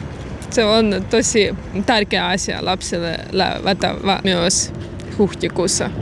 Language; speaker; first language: Finnish; non-native, learner; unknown